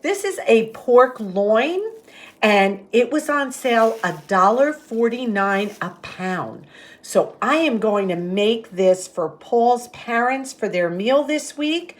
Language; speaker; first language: English; native; English